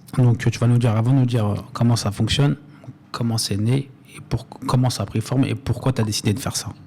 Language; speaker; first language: French; native; French